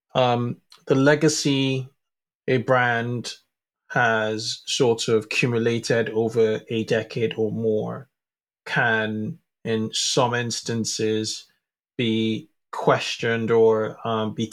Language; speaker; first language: English; non-native, local second language; Yoruba